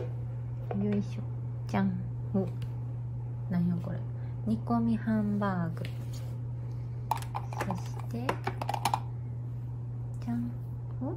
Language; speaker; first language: Japanese; native; Japanese